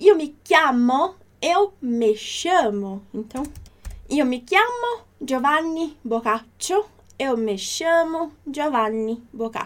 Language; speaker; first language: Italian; non-native, fluent; Portuguese